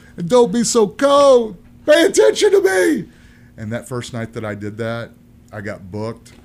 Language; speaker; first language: English; native; English